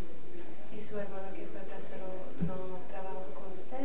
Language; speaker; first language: Spanish; early bilingual, heritage; Spanish